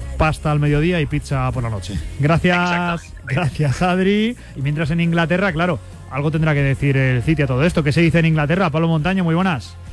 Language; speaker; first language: Spanish; native; Spanish